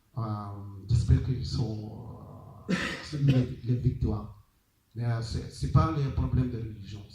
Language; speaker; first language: French; non-native, learner; Arabic